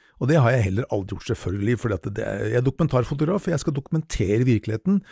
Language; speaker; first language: Norwegian; native; Norwegian